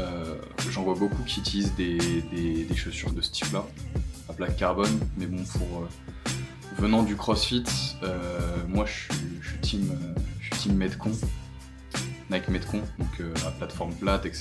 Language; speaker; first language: French; native; French